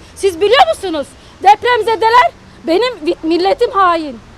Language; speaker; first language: Turkish; native; Turkish